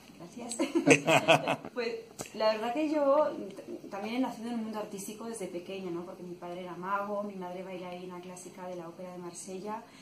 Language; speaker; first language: Spanish; native; Spanish